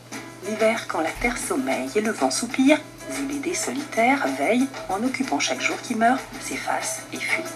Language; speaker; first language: French; native; French